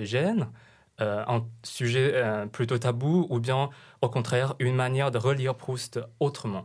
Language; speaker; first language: French; non-native, fluent; Chinese